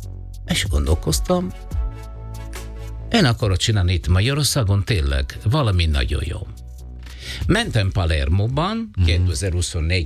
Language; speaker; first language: Hungarian; non-native, learner; Italian